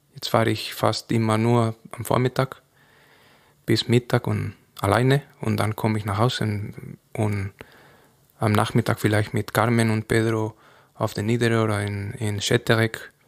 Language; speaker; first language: German; non-native, fluent; Spanish